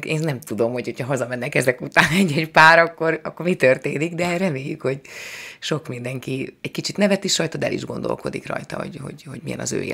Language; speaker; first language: Hungarian; native; Hungarian